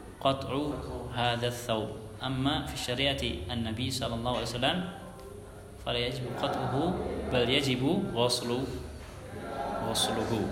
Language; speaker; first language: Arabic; non-native, fluent; Indonesian